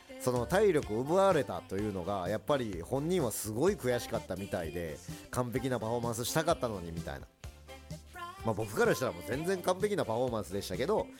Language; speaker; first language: Japanese; early bilingual, other home language; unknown